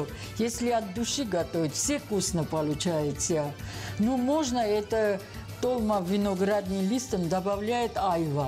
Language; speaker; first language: Russian; non-native, learner; Armenian